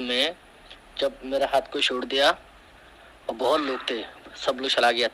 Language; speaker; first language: Hindi; non-native, learner; Rohingya